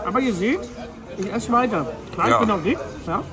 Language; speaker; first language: German; native; German